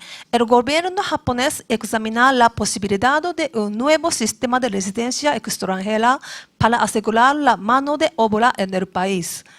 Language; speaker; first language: Spanish; non-native, learner; Japanese